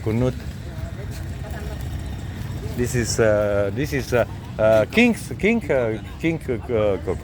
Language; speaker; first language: English; non-native, learner; Slovenian